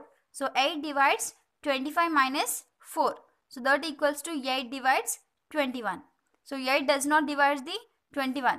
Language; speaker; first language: English; non-native, local second language; Telugu